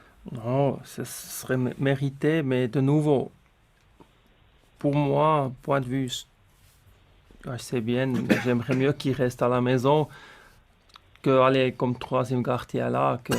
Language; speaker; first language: French; non-native, local second language; Swiss German